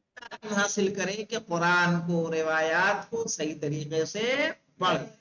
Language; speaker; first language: Urdu; native; Urdu